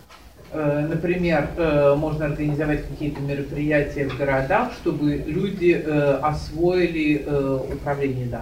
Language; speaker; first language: Russian; native; Russian